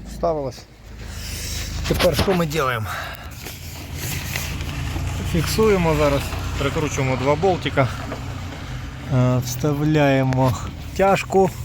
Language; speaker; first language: Ukrainian; native; Ukrainian